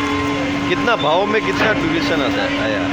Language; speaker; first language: Hindi; native; Hindi